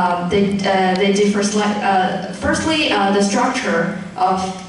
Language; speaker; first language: English; non-native, fluent; Chinese